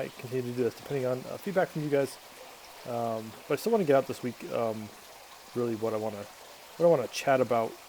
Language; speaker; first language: English; native; English